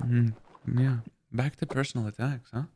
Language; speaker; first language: English; native; English